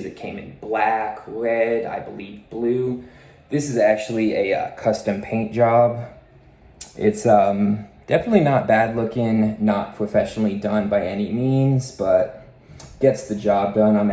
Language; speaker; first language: English; native; English